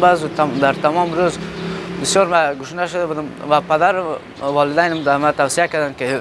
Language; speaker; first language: Persian; native; Persian